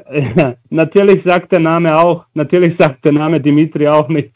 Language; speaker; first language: German; non-native, fluent; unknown